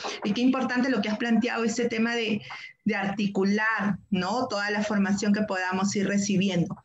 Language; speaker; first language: Spanish; native; Spanish